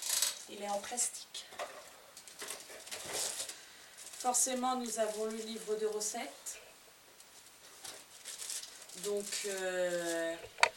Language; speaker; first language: French; native; French